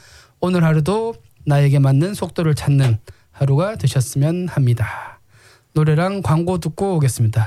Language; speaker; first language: Korean; native; Korean